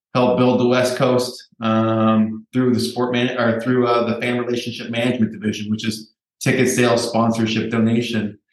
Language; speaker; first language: English; native; English